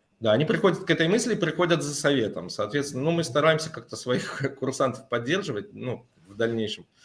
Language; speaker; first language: Russian; native; Russian